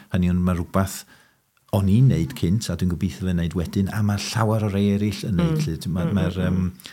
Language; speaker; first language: Welsh; early bilingual, heritage; Welsh